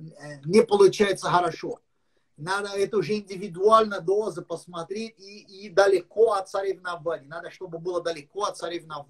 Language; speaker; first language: Russian; non-native, learner; English